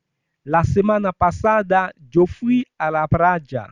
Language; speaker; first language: Spanish; non-native, fluent; Haitian Creole